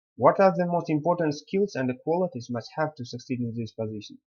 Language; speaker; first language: English; non-native, learner; Kazakh